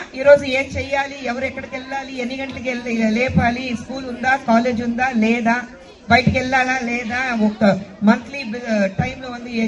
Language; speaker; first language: Telugu; non-native, fluent; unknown